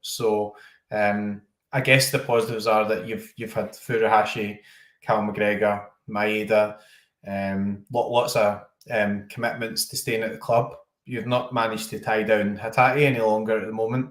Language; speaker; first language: English; native; English